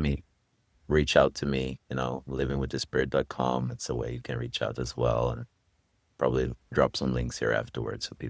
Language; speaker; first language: English; non-native, fluent; Swedish